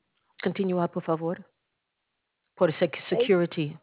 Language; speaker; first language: Spanish; non-native, learner; English